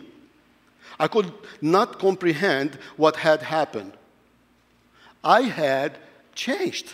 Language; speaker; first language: English; non-native, fluent; Arabic